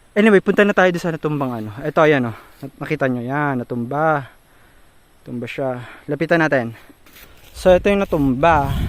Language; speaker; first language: Filipino; non-native, local second language; Bikol